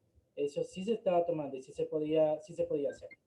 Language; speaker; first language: Spanish; native; Spanish